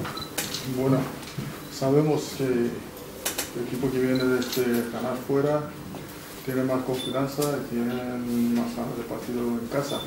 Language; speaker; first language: Spanish; non-native, fluent; Persian